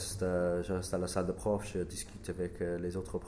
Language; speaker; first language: French; non-native, learner; English